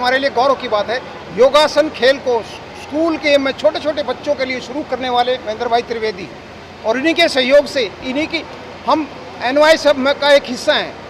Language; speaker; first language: Hindi; native; Hindi